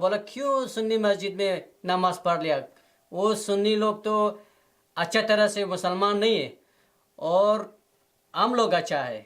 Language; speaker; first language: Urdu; non-native, learner; Persian